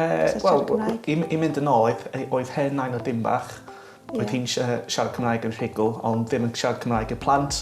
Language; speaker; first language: Welsh; non-native, local second language; English